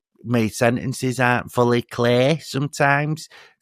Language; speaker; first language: English; native; English